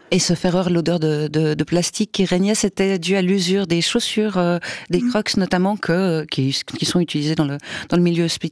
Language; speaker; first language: French; native; French